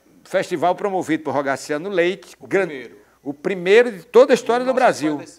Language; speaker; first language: Portuguese; native; Portuguese